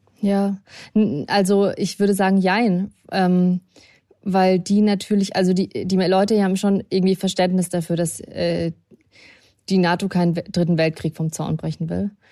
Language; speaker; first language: German; early bilingual, other home language; Russian